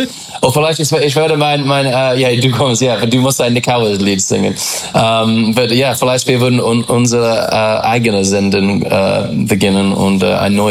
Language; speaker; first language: German; non-native, learner; English